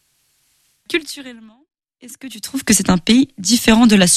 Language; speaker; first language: French; native; French